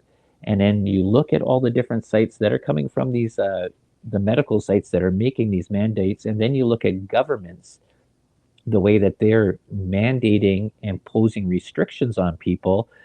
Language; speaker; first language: English; native; English